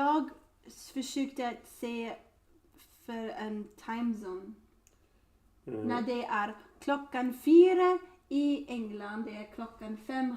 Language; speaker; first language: Swedish; non-native, learner; English